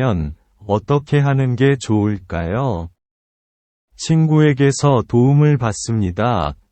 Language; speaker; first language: Korean; non-native, learner; Vietnamese